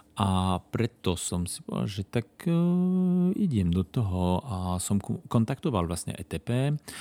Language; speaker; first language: Slovak; non-native, fluent; French